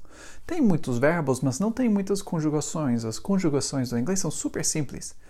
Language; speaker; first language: Portuguese; non-native, fluent; English